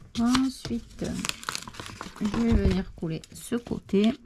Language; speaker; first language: French; native; French